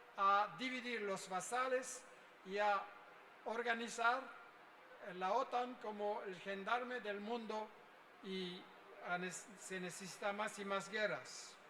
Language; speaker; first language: Spanish; non-native, fluent; French